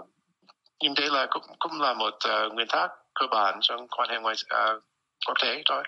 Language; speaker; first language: Vietnamese; non-native, fluent; English